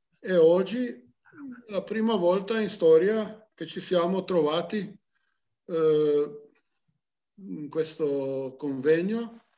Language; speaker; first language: Italian; non-native, local second language; Slovenian